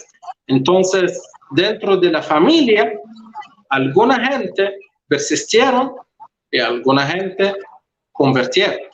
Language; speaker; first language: Spanish; non-native, local second language; Arabic